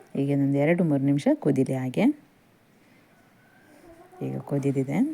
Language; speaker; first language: Kannada; native; Kannada